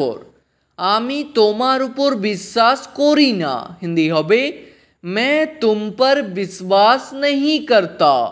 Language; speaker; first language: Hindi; non-native, fluent; Bangla